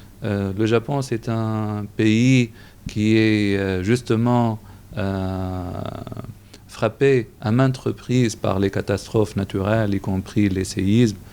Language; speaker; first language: French; non-native, local second language; Arabic